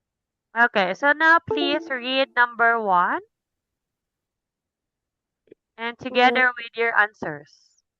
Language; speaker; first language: English; non-native, fluent; Cebuano